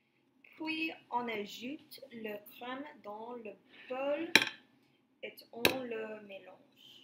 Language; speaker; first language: French; non-native, learner; English